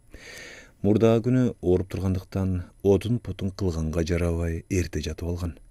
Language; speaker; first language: Kyrgyz; native; Kyrgyz